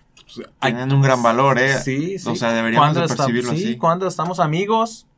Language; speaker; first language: Spanish; non-native, learner; Persian